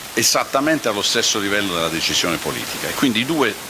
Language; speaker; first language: Italian; native; Italian